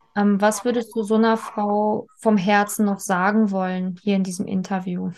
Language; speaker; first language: German; native; German